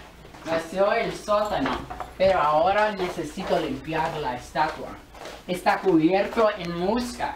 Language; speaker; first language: Spanish; non-native, learner; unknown